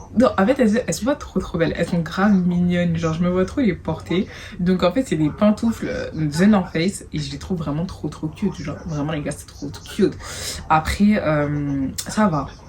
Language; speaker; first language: French; native; French